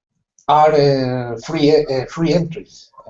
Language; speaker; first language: English; non-native, learner; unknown